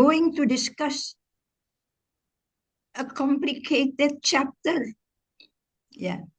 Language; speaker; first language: English; non-native, fluent; Indonesian